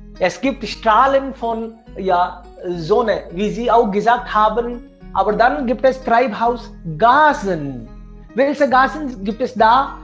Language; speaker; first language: German; non-native, fluent; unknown